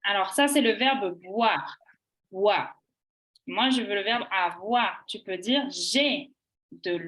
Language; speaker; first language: French; native; French